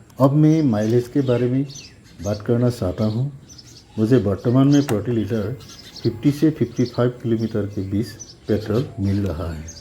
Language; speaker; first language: Hindi; non-native, local second language; Assamese